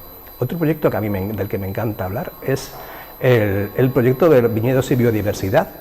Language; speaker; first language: Spanish; native; Spanish